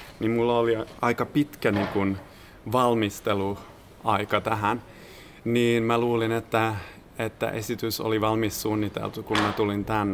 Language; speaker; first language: Finnish; non-native, fluent; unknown